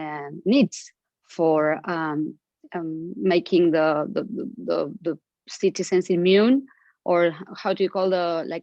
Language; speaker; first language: English; non-native, fluent; Spanish